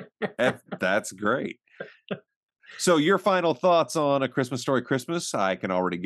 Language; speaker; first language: English; native; English